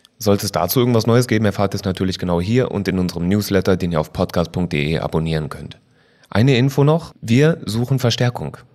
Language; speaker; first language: German; native; German